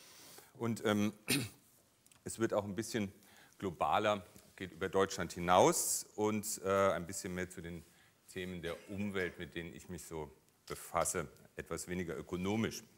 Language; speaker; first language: German; native; German